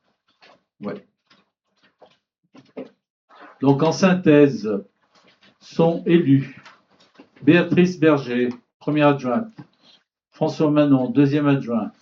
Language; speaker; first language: French; native; French